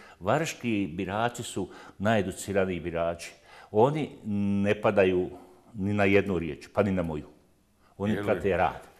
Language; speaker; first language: Bosnian; native; Bosnian